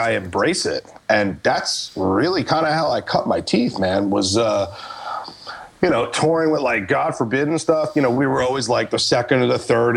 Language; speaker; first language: English; native; English